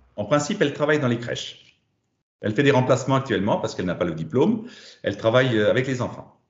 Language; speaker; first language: French; non-native, fluent; German